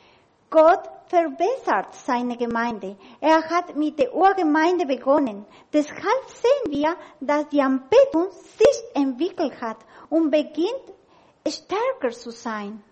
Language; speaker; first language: German; non-native, learner; Spanish